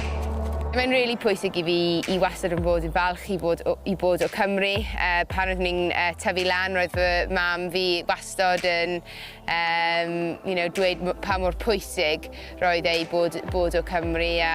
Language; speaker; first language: Welsh; non-native, local second language; English